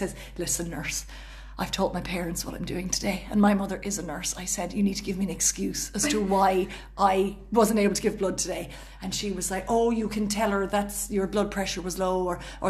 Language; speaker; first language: English; native; English